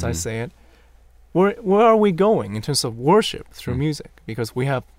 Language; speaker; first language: English; non-native, local second language; Cantonese